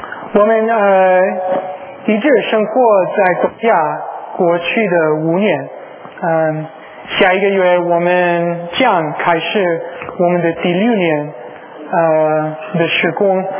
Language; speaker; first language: Chinese; non-native, learner; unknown